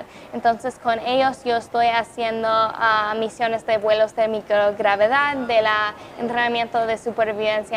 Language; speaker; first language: Spanish; non-native, fluent; English